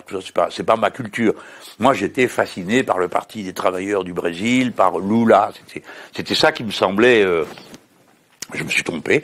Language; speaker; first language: French; native; French